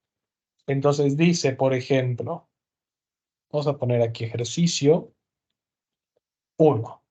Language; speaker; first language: Spanish; native; Spanish